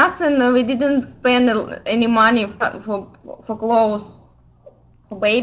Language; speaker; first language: English; non-native, learner; Ukrainian